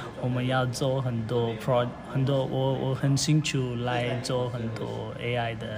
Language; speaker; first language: Chinese; non-native, learner; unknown